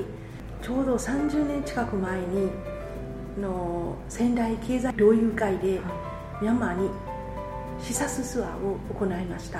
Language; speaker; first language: Japanese; non-native, fluent; Burmese